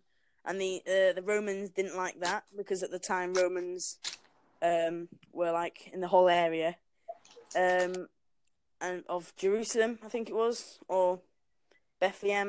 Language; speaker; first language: English; native; English